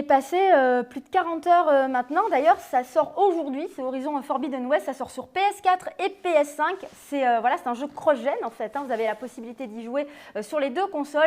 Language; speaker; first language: French; native; French